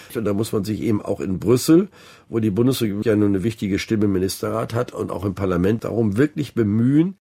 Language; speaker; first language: German; native; German